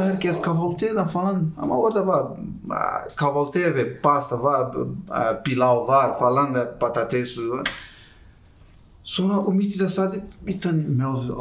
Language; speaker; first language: Turkish; non-native, learner; Portuguese